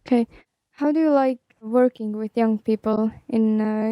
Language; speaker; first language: English; non-native, fluent; Estonian